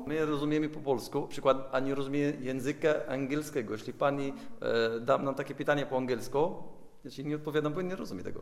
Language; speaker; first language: Polish; non-native, learner; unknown